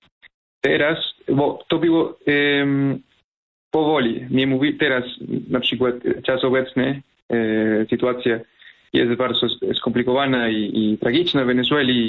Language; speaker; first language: Polish; non-native, fluent; Spanish